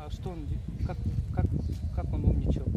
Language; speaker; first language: Russian; non-native, local second language; Kyrgyz